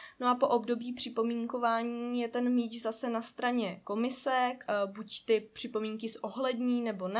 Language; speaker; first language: Czech; native; Czech